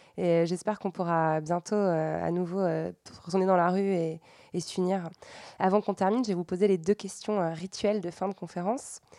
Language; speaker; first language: French; native; French